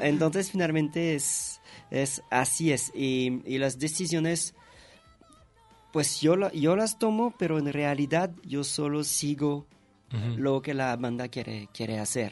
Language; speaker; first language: Spanish; non-native, fluent; French